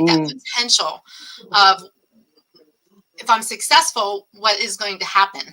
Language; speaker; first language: English; native; English